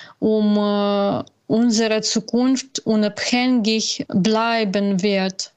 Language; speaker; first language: German; non-native, learner; Ukrainian